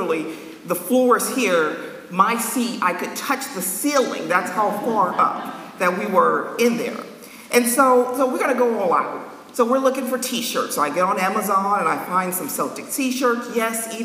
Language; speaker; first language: English; native; English